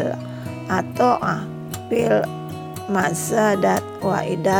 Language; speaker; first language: Arabic; non-native, fluent; Indonesian